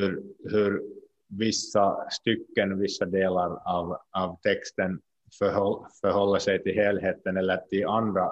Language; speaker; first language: Swedish; non-native, local second language; Finnish